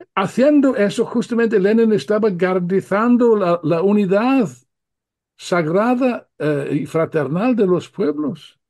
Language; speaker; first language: Spanish; non-native, fluent; English